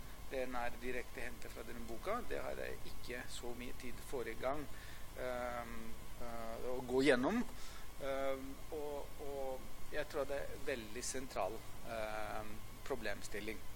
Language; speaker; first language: Norwegian; non-native, fluent; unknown